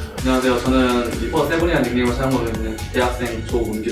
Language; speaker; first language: Korean; native; Korean